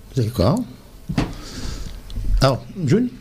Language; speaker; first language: French; native; French